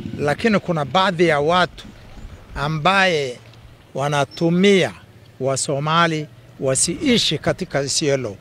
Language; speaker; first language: Swahili; non-native, local second language; Somali